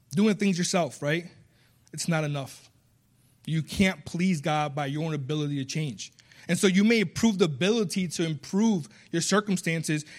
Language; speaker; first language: English; early bilingual, other home language; Spanish